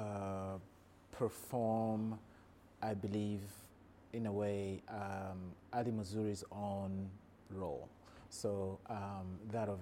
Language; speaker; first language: English; non-native, local second language; Kinyarwanda